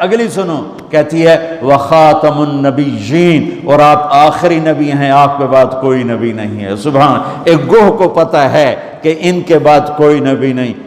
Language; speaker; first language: Urdu; non-native, local second language; Punjabi